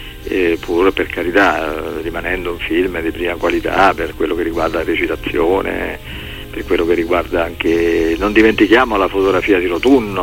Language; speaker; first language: Italian; native; Italian